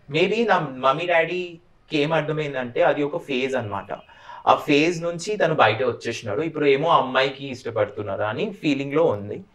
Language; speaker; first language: Telugu; non-native, fluent; Bangla